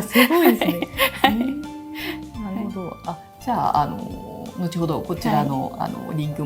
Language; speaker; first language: Japanese; native; Japanese